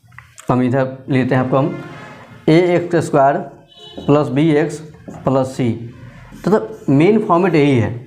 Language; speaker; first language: Hindi; native; Hindi